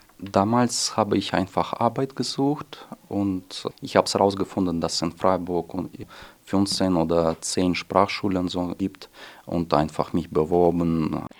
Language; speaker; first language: German; non-native, fluent; Russian